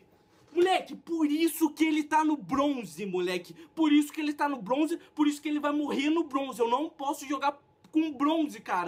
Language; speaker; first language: Portuguese; native; Portuguese